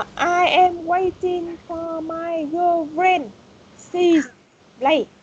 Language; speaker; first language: English; non-native, learner; Vietnamese